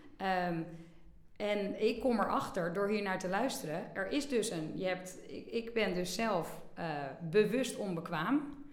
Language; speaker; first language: Dutch; native; Dutch